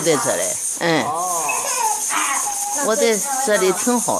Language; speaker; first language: Chinese; native; Chinese